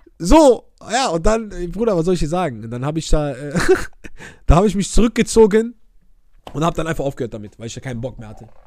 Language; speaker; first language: German; early bilingual, other home language; Arabic